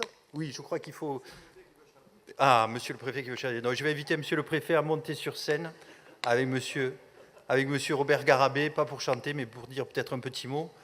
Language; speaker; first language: French; native; French